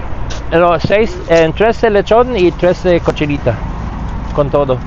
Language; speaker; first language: Spanish; non-native, learner; English